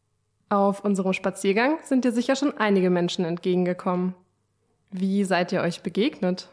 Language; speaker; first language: German; native; German